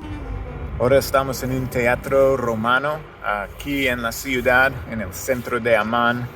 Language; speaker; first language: Spanish; non-native, fluent; English